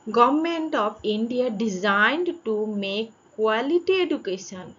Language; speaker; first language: English; non-native, local second language; Bangla